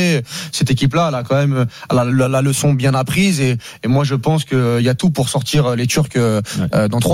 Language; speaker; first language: French; native; French